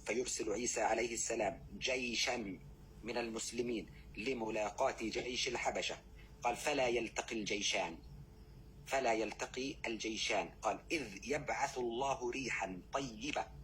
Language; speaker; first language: Arabic; native; Arabic